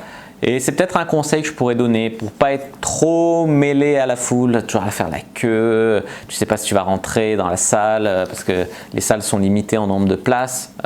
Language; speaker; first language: French; native; French